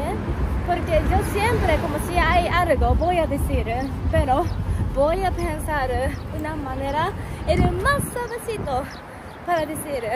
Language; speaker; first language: Spanish; non-native, fluent; Japanese